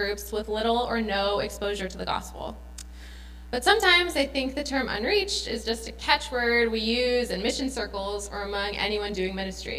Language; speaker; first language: English; native; English